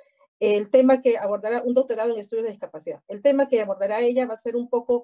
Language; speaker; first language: Spanish; native; Spanish